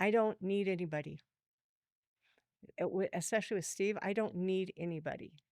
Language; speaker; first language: English; native; English